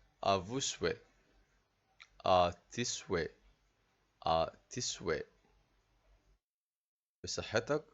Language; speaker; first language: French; non-native, fluent; Arabic